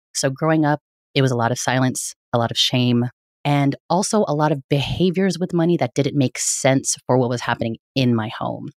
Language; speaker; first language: English; early bilingual, other home language; Filipino